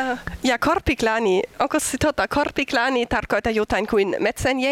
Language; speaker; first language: Finnish; non-native, learner; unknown